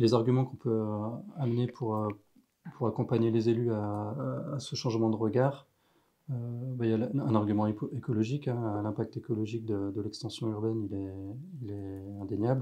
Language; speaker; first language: French; native; French